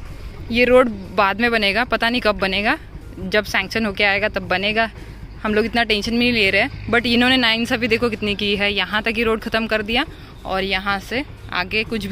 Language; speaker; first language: Hindi; native; Hindi